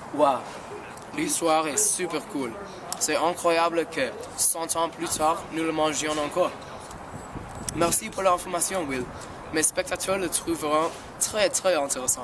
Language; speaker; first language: French; non-native, learner; English